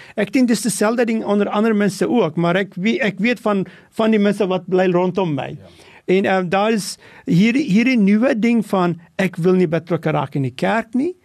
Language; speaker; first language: Afrikaans; non-native, local second language; English